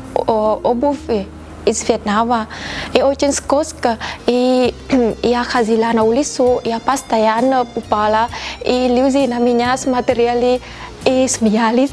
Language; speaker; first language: Russian; non-native, fluent; Vietnamese